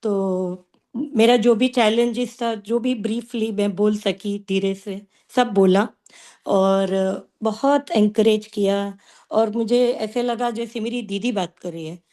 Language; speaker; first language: Hindi; non-native, local second language; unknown